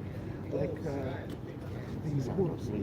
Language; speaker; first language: English; non-native, learner; Ukrainian